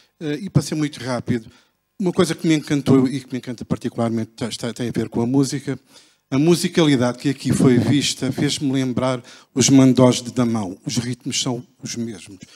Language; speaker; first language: Portuguese; early bilingual, heritage; Portuguese